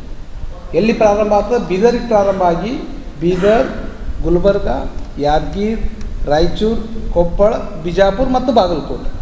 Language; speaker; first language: Kannada; native; Kannada